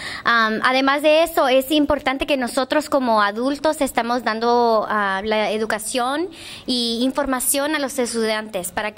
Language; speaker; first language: Spanish; early bilingual, heritage; English